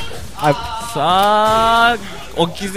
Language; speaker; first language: Japanese; native; Japanese